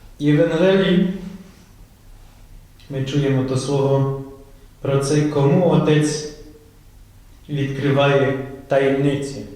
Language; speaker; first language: Ukrainian; non-native, fluent; Polish